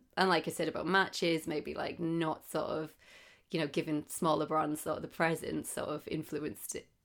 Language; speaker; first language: English; native; English